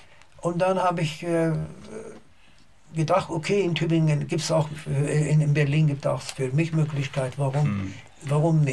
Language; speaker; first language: German; non-native, learner; Azerbaijani